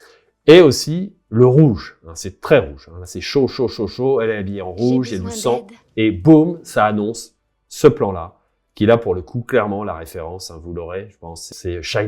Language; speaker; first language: French; native; French